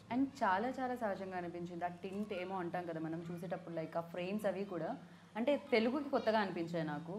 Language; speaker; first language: Telugu; native; Telugu